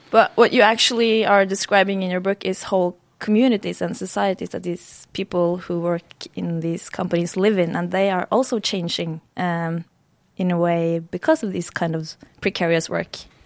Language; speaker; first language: English; non-native, fluent; Norwegian